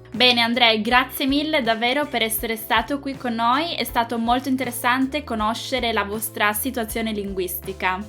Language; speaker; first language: Italian; native; Italian